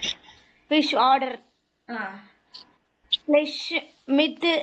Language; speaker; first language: German; non-native, learner; Tamil